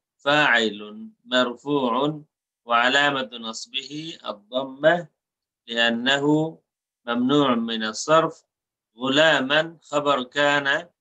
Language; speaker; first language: Arabic; non-native, fluent; Bangla